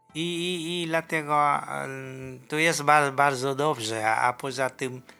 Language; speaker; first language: Polish; non-native, fluent; Vietnamese